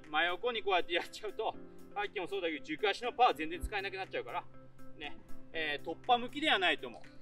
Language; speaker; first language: Japanese; native; Japanese